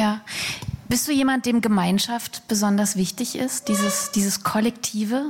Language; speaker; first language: German; native; German